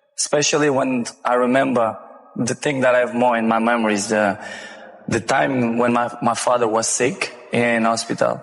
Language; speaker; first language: English; non-native, fluent; Portuguese